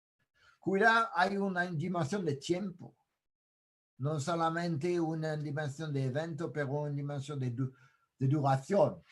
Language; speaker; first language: Spanish; non-native, fluent; French